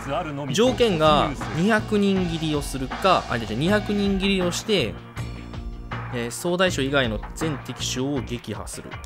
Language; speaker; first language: Japanese; native; Japanese